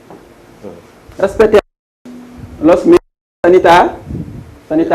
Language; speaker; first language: Spanish; non-native, fluent; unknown